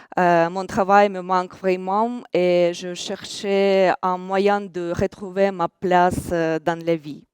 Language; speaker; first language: French; non-native, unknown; Russian